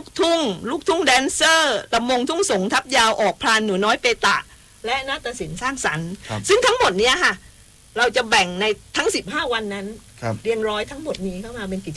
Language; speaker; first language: Thai; native; Thai